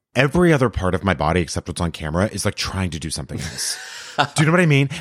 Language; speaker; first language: English; native; English